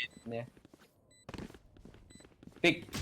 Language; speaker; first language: English; non-native, local second language; Filipino